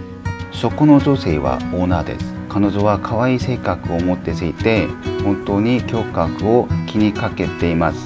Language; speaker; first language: Japanese; non-native, learner; Korean